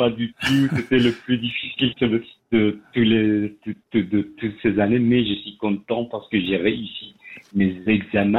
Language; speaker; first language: French; non-native, learner; Persian